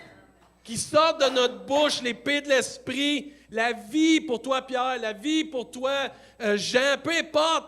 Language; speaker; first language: French; native; French